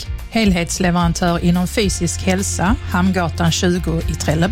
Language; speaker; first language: Swedish; native; Swedish